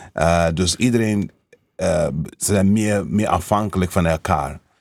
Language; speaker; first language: Dutch; non-native, learner; English